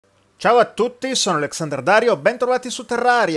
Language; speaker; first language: Italian; native; Italian